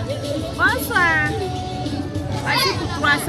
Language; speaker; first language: French; non-native, local second language; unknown